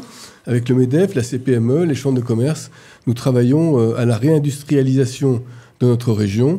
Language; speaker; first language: French; native; French